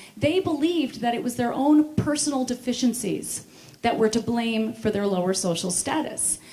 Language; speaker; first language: English; native; English